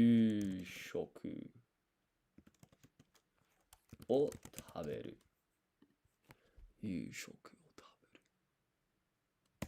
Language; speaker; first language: Japanese; non-native, learner; English